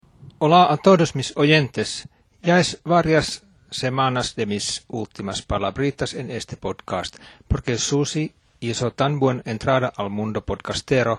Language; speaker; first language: Spanish; non-native, fluent; Finnish